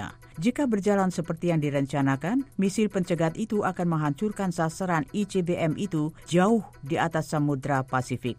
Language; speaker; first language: Indonesian; native; Indonesian